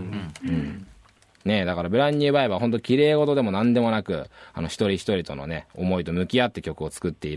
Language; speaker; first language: Japanese; native; Japanese